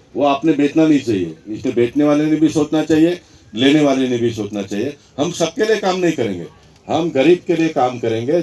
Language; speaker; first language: Hindi; non-native, local second language; Marathi